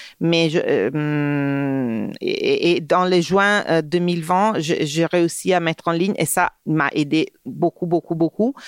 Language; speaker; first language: French; non-native, fluent; Italian